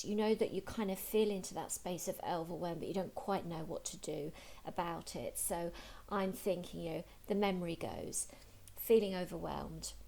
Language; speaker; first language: English; native; English